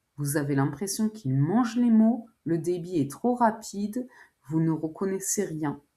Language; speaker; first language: French; native; French